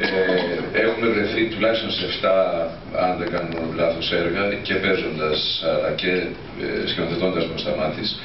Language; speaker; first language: Greek; native; Greek